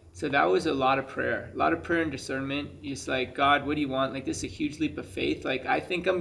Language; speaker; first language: English; native; English